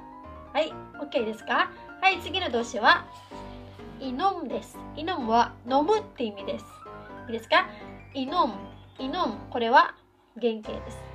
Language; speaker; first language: Japanese; non-native, fluent; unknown